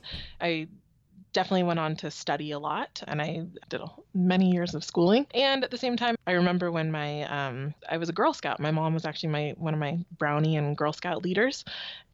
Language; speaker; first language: English; native; English